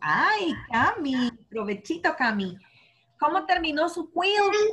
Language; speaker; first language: Spanish; native; Spanish